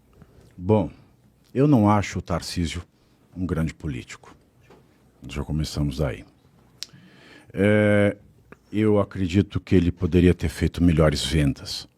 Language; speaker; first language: Portuguese; native; Portuguese